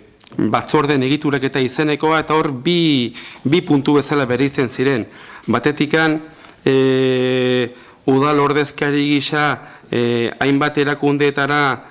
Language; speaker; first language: Basque; native; Basque